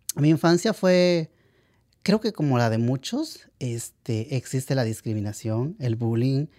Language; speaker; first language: Spanish; native; Spanish